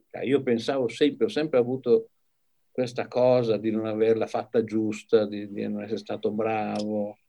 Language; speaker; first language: Italian; native; Italian